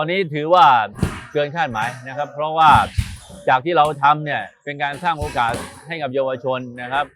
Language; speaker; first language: Thai; native; Thai